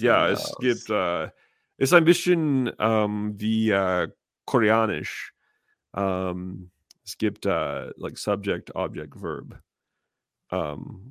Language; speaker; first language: German; non-native, learner; English